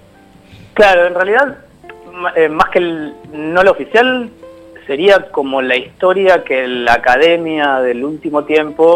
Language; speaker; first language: Spanish; native; Spanish